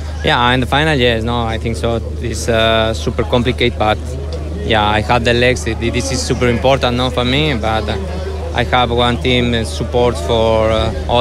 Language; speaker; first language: English; non-native, learner; Spanish